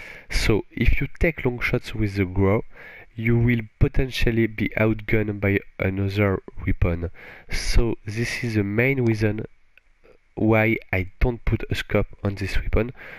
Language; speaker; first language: English; non-native, fluent; French